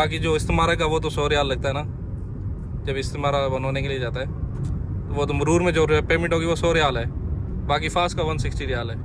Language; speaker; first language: Hindi; native; Hindi